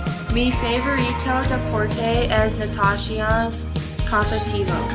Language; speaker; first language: Spanish; non-native, learner; English